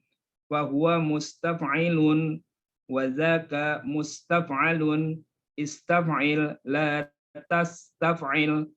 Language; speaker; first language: Arabic; non-native, learner; Indonesian